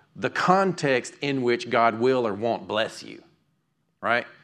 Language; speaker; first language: English; native; English